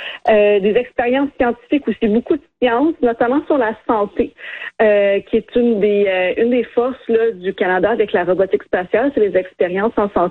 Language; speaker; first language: French; native; French